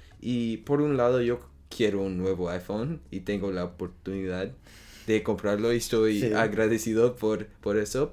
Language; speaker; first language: Spanish; non-native, learner; French